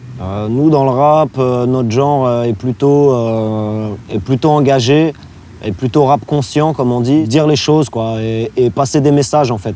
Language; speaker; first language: French; native; French